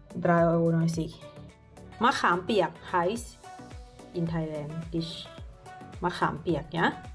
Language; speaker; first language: German; non-native, learner; Thai